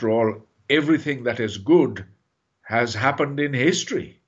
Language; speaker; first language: English; non-native, local second language; Urdu